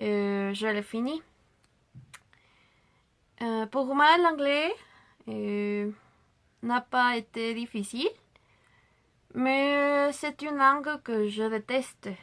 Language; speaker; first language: French; non-native, learner; Spanish